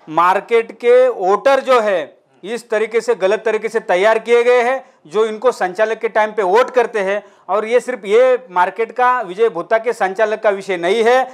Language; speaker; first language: Hindi; non-native, local second language; Marathi